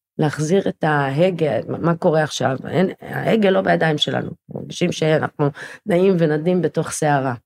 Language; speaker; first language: Hebrew; native; Hebrew